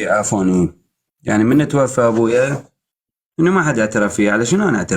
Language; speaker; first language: Arabic; native; Arabic